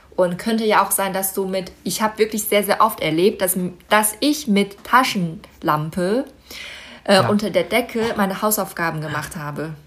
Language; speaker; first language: German; non-native, fluent; Chinese